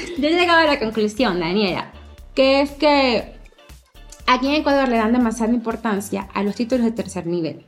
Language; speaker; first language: Spanish; native; Spanish